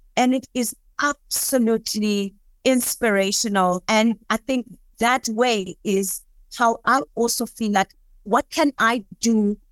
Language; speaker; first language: English; non-native, local second language; Southern Sotho